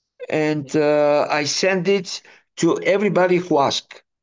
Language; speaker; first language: English; non-native, fluent; Greek